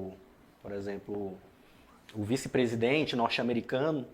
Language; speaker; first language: Portuguese; native; Portuguese